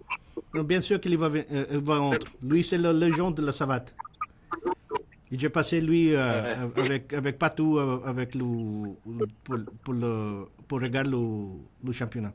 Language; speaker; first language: French; non-native, learner; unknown